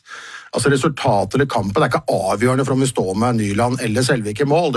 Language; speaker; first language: Norwegian; native; Norwegian